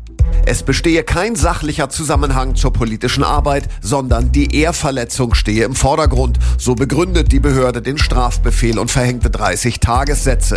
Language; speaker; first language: German; native; German